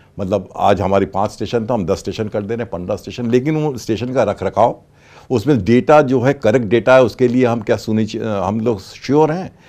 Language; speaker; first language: Hindi; native; Hindi